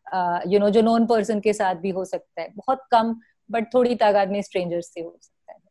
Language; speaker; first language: Hindi; non-native, local second language; Marathi